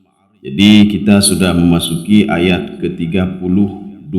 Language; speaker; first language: Indonesian; native; Indonesian